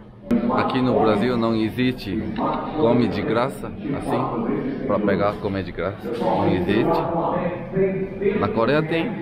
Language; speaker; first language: Portuguese; non-native, learner; Korean